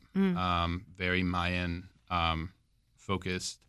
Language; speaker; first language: English; early bilingual, other home language; Spanish